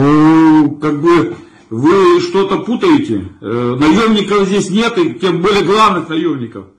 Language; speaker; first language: Russian; native; Russian